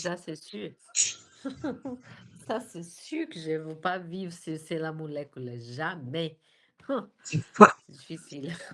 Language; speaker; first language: French; non-native, learner; Portuguese